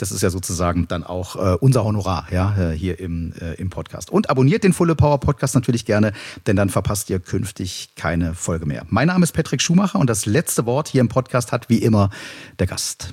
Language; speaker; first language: German; native; German